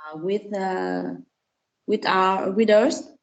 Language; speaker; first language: English; non-native, learner; Vietnamese